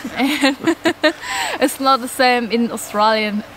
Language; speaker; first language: English; non-native, learner; Khmer